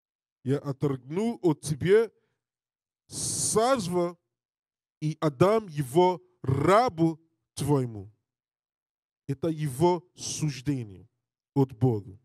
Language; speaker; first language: Russian; non-native, learner; English